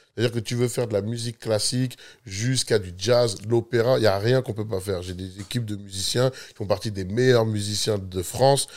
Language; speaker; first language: French; native; French